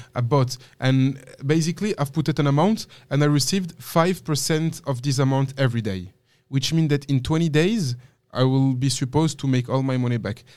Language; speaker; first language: English; non-native, fluent; French